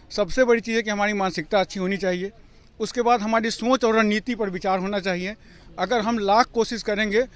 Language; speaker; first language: Hindi; native; Hindi